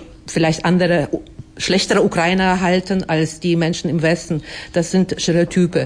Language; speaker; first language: German; non-native, fluent; Ukrainian